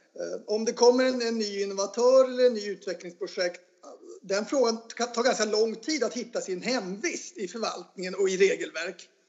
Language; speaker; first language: Swedish; native; Swedish